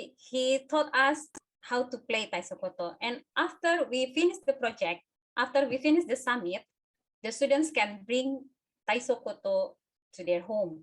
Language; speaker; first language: English; non-native, fluent; Indonesian